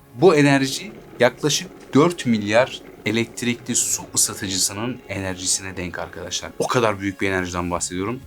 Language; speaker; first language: Turkish; native; Turkish